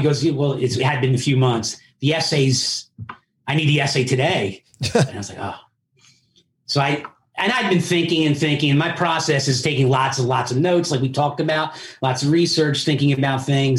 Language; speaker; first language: English; early bilingual, other home language; Italian